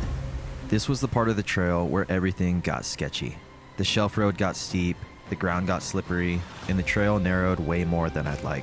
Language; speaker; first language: English; native; English